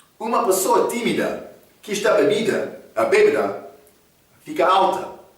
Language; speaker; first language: Portuguese; non-native, fluent; English